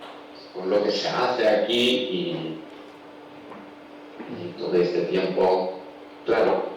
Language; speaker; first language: Spanish; non-native, learner; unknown